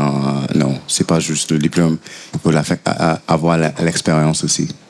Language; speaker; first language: French; non-native, fluent; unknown